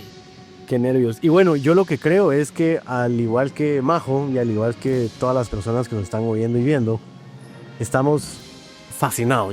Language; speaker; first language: Spanish; native; Spanish